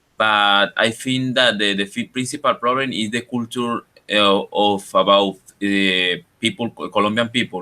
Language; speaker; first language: English; non-native, learner; Spanish